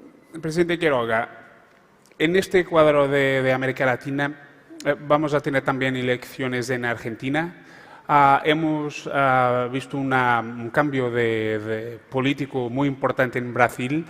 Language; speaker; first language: Spanish; non-native, fluent; Portuguese